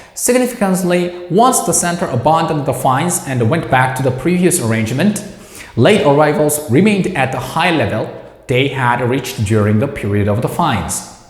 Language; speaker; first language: English; non-native, fluent; Korean